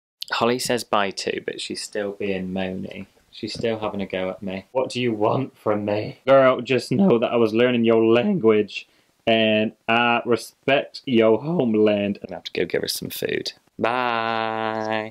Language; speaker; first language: English; native; English